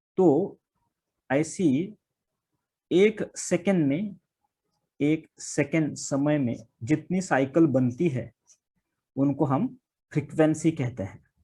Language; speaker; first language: Hindi; non-native, local second language; Marathi